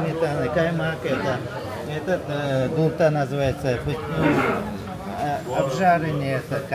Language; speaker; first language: Russian; non-native, learner; Uzbek